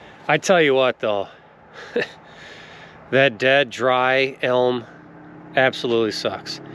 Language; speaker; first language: English; native; English